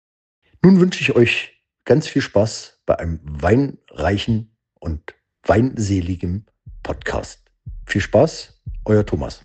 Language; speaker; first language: German; native; German